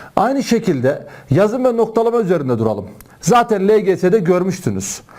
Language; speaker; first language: Turkish; native; Turkish